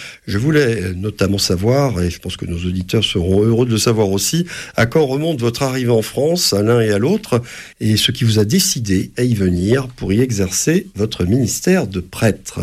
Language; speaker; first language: French; native; French